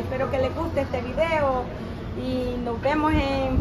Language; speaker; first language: Spanish; native; Spanish